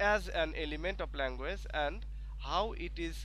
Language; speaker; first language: English; non-native, local second language; Bangla